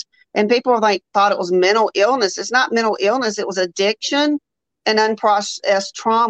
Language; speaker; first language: English; native; English